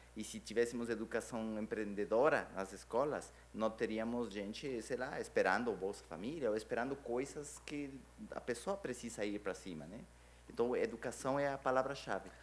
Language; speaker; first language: Portuguese; non-native, fluent; Spanish